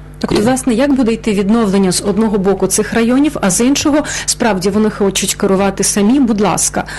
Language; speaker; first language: Ukrainian; native; Ukrainian